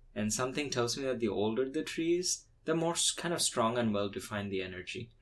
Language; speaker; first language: English; non-native, local second language; Bangla